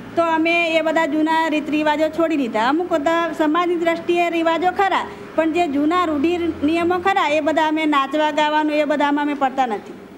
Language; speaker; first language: Gujarati; non-native, local second language; Rathawi